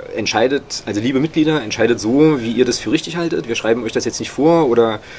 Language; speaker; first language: German; native; German